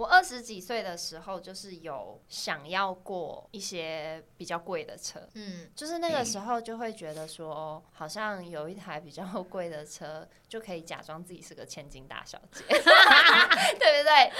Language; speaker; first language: Chinese; native; Chinese